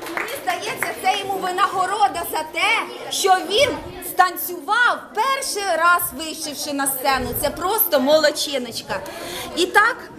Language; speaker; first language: Ukrainian; native; Ukrainian